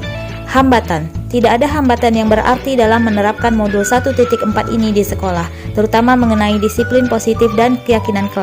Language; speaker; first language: Indonesian; native; Indonesian